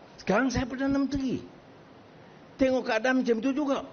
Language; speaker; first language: Malay; native; Malay